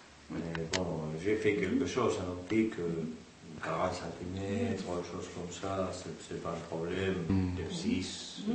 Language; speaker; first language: French; non-native, fluent; Spanish